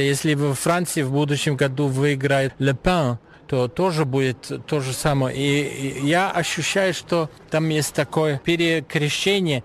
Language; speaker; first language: Russian; non-native, fluent; German